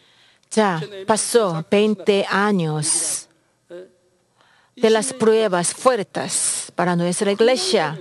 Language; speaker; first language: Spanish; non-native, learner; Korean